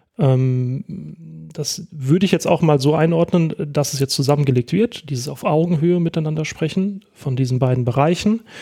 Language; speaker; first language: German; native; German